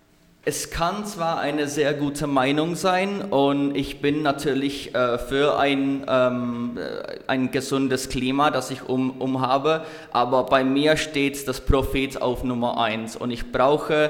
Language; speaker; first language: German; non-native, learner; Czech